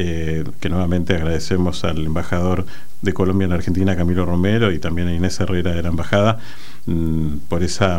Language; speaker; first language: Spanish; native; Spanish